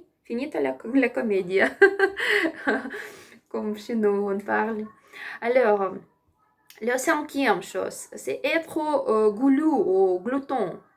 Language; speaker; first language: French; non-native, learner; Ukrainian